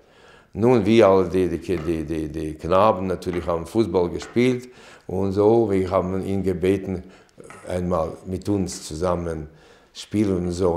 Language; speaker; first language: German; non-native, fluent; Latvian